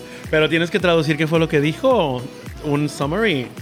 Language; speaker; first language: Spanish; native; Spanish